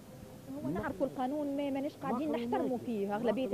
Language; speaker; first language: Arabic; native; Arabic